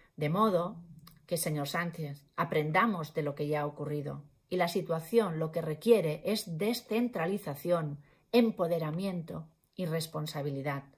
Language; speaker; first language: Spanish; non-native, local second language; Catalan